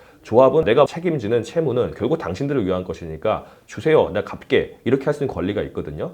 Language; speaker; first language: Korean; native; Korean